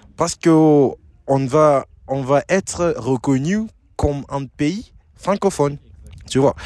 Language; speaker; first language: French; non-native, fluent; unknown